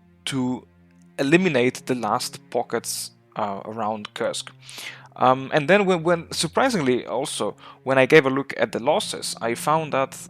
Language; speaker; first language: English; non-native, fluent; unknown